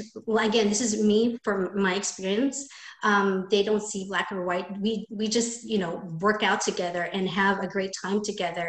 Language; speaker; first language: English; non-native, local second language; Filipino